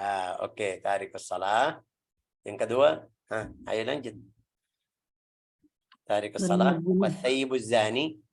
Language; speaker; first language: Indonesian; non-native, fluent; Arabic